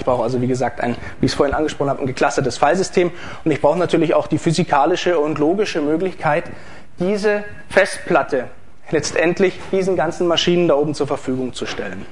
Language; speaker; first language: German; native; German